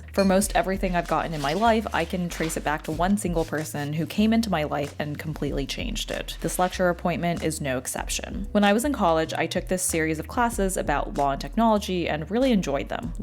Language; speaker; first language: English; early bilingual, other home language; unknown